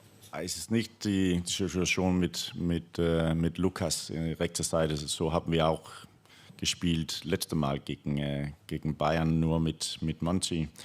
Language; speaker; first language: German; non-native, fluent; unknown